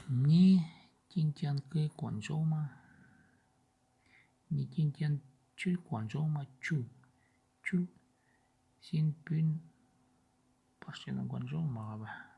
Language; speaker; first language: Chinese; non-native, learner; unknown